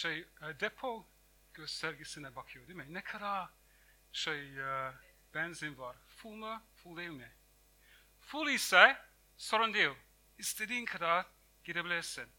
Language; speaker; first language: Turkish; non-native, fluent; English